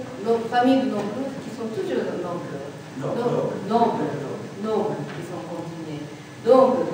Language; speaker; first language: French; non-native, learner; Japanese